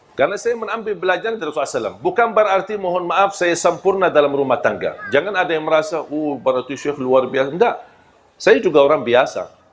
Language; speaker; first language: Malay; non-native, fluent; Arabic